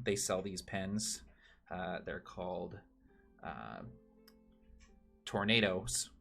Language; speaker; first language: English; native; English